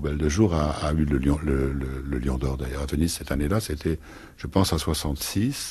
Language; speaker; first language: French; native; French